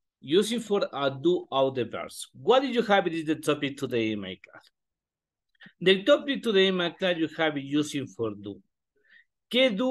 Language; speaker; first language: English; non-native, learner; Spanish